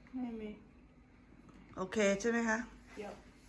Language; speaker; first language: Thai; native; Thai